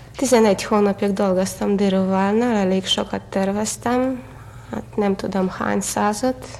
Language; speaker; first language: Hungarian; non-native, learner; Russian